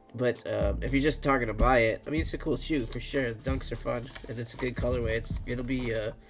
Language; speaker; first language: English; native; English